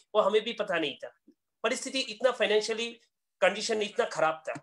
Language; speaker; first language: Hindi; non-native, local second language; Bangla